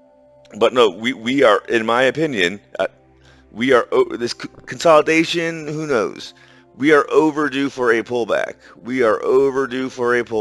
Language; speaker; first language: English; native; English